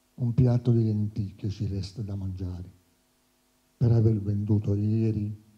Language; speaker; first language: Italian; native; Italian